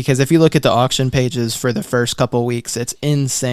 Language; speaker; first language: English; native; English